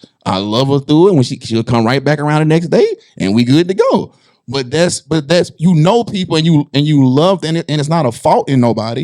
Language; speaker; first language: English; native; English